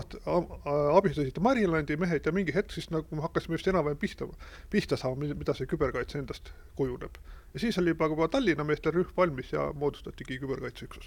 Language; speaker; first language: Estonian; native; Estonian